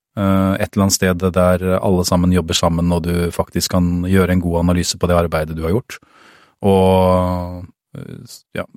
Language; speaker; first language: Norwegian; native; Norwegian